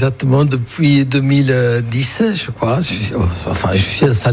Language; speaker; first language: French; non-native, fluent; Italian